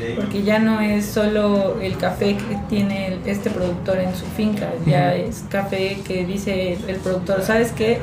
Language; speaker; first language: Spanish; native; Spanish